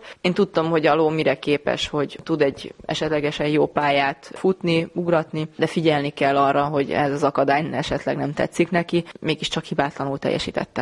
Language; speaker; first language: Hungarian; native; Hungarian